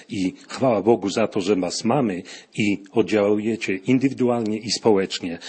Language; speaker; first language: Polish; native; Polish